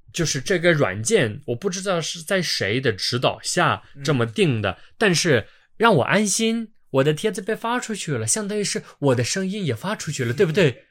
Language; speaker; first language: Chinese; non-native, fluent; Ukrainian